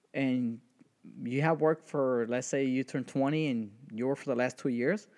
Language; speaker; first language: English; early bilingual, other home language; Spanish